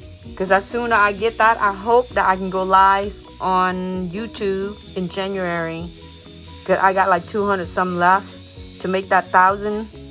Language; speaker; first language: English; non-native, fluent; Vietnamese